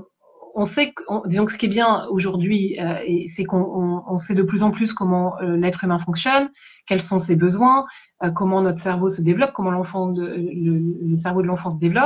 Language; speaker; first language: French; native; French